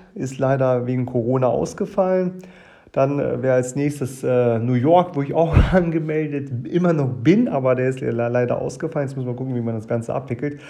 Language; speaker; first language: German; early bilingual, other home language; Russian